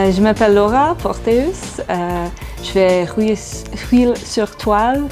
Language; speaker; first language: French; non-native, fluent; English